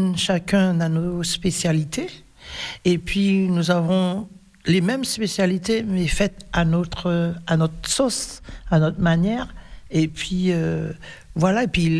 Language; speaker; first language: French; native; French